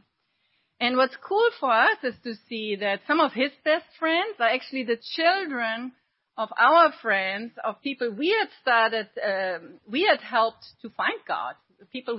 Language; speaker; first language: English; non-native, fluent; German